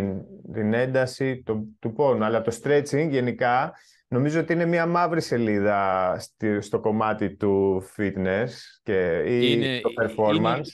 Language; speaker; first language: Greek; native; Greek